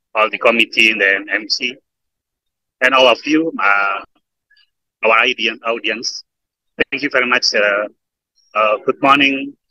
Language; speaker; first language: English; non-native, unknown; Indonesian